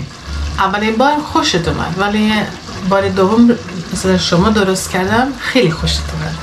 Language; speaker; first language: Persian; non-native, learner; Norwegian